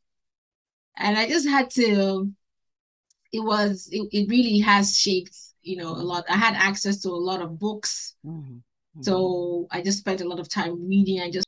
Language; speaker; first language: English; non-native, local second language; Igbo